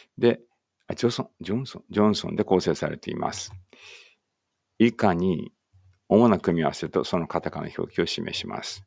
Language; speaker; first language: Japanese; native; Japanese